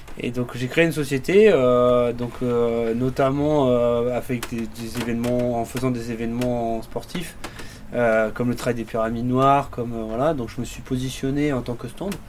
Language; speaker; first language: French; native; French